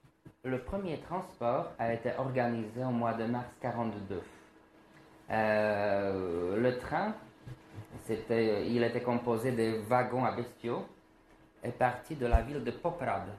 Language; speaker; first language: French; non-native, fluent; Slovak